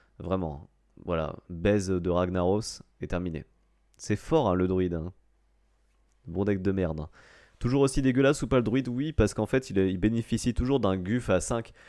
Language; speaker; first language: French; native; French